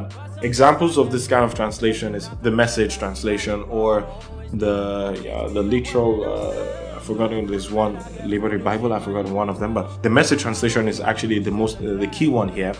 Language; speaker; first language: English; non-native, local second language; Yoruba